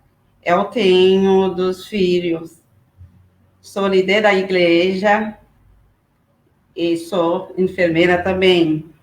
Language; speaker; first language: Portuguese; non-native, learner; Haitian Creole